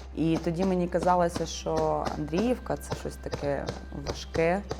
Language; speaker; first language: Ukrainian; native; Ukrainian